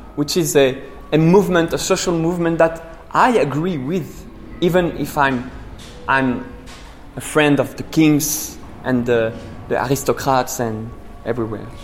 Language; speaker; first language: English; non-native, fluent; French